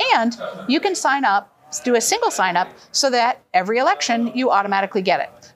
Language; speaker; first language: English; native; English